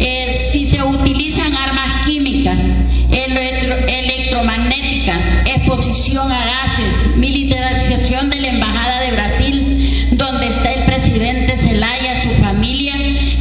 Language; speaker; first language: Spanish; native; Spanish